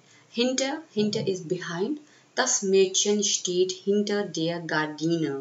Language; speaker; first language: German; non-native, fluent; Hindi